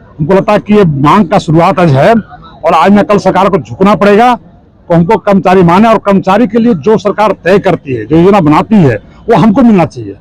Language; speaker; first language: Hindi; native; Hindi